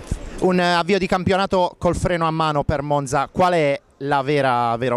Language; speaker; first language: Italian; native; Italian